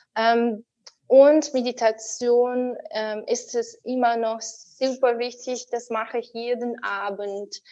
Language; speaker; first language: German; non-native, fluent; Russian